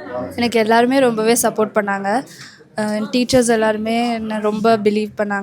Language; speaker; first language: Tamil; early bilingual, heritage; Tamil